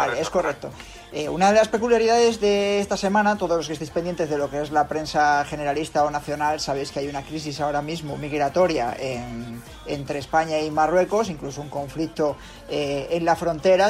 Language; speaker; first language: Spanish; native; Spanish